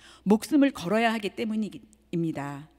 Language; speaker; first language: Korean; native; Korean